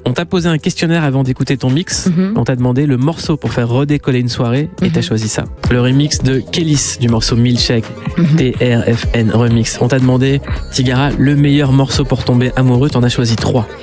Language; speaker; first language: French; native; French